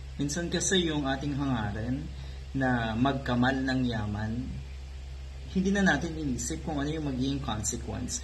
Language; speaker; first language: Filipino; native; Filipino